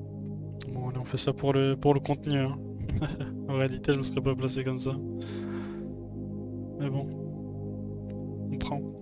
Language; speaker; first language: French; native; French